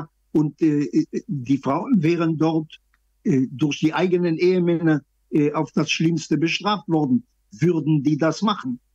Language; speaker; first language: German; non-native, fluent; Hebrew